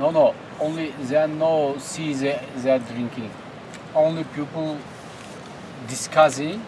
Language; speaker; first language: English; non-native, learner; Tajik